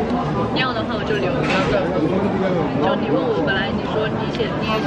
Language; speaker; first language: Chinese; native; Chinese